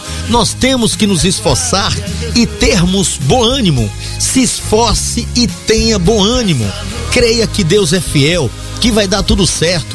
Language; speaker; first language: Portuguese; native; Portuguese